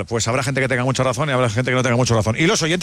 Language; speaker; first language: Spanish; native; Spanish